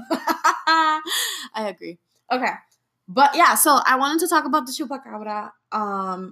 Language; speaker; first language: English; non-native, local second language; Spanish